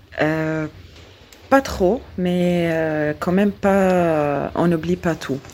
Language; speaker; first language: French; non-native, learner; Arabic